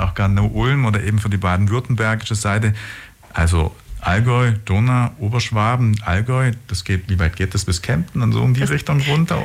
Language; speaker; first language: German; native; German